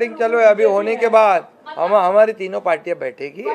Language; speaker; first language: Hindi; non-native, local second language; Marathi